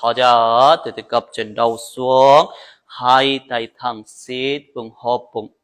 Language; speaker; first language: Vietnamese; non-native, learner; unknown